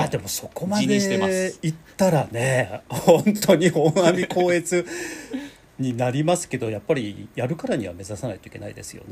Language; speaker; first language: Japanese; native; Japanese